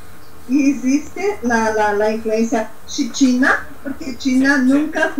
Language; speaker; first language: Spanish; non-native, learner; Portuguese